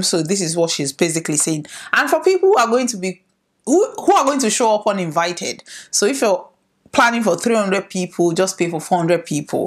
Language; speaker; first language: English; non-native, local second language; Igbo